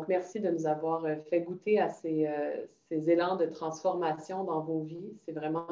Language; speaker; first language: French; native; French